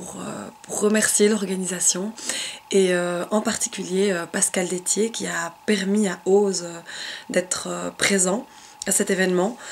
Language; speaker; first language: French; native; French